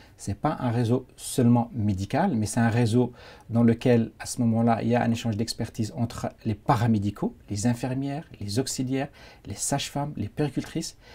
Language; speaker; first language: French; non-native, local second language; Arabic